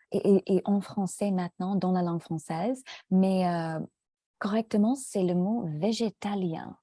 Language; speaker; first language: French; non-native, fluent; English